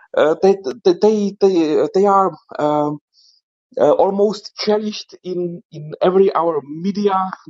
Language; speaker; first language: English; non-native, fluent; Czech